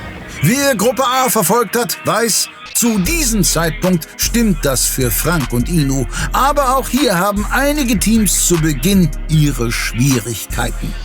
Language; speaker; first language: German; native; German